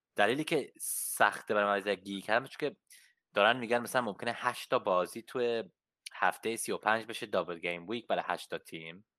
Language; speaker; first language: Persian; early bilingual, heritage; Persian